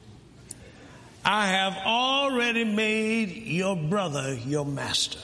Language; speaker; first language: English; native; English